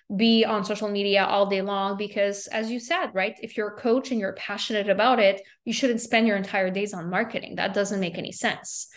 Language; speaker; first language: English; native; English